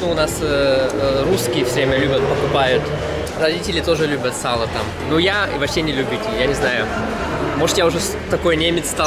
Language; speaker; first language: Russian; early bilingual, heritage; Russian